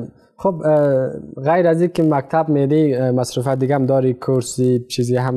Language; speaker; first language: Persian; native; Persian